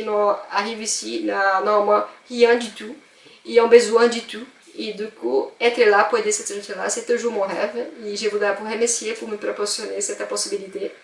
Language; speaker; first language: French; non-native, fluent; Portuguese